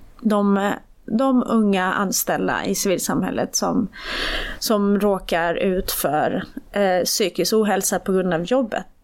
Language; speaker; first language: Swedish; early bilingual, other home language; Persian